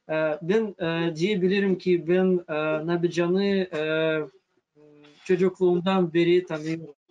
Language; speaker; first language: Turkish; non-native, fluent; Russian